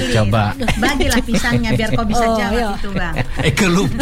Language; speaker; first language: Indonesian; native; Indonesian